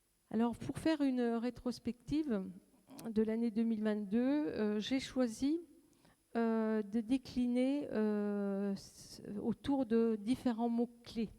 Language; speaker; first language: French; native; French